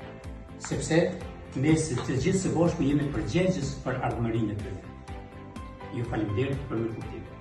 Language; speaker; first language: Albanian; native; Albanian